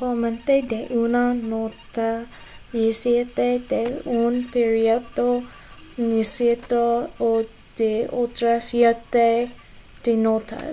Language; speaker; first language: Spanish; non-native, learner; English